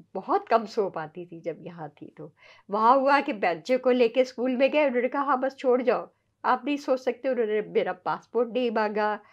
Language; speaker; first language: Hindi; native; Hindi